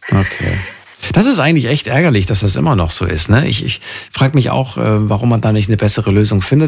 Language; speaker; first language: German; native; German